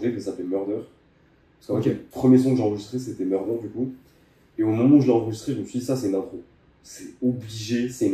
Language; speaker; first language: French; native; French